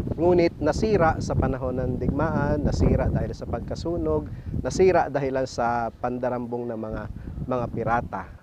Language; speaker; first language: Filipino; native; Filipino